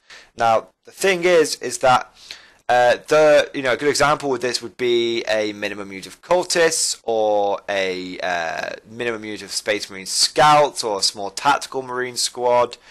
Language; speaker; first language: English; native; English